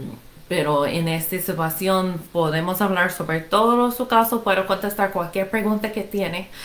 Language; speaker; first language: Spanish; non-native, fluent; English